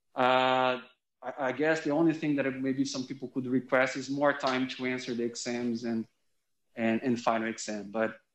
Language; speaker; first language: English; non-native, fluent; Portuguese